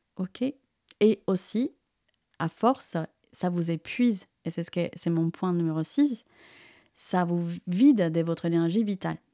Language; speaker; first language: French; non-native, fluent; Spanish